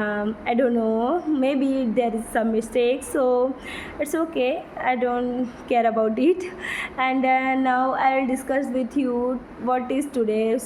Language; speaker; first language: English; non-native, learner; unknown